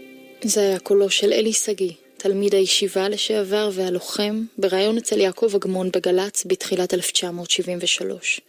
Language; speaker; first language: Hebrew; native; Hebrew